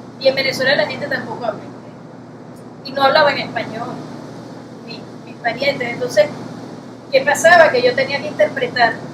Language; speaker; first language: Spanish; native; Spanish